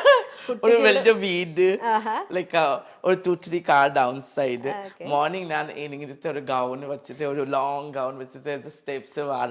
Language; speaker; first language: Malayalam; non-native, fluent; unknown